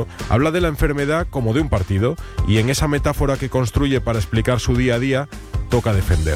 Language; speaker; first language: Spanish; native; Spanish